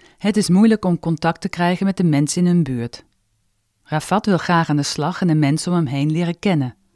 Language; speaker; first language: Dutch; native; Dutch